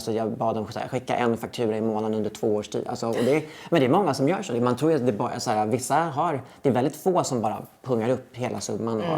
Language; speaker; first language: Swedish; early bilingual, heritage; Swedish